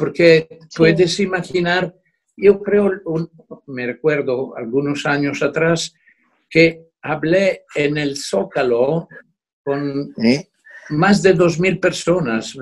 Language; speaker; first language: Spanish; non-native, fluent; Italian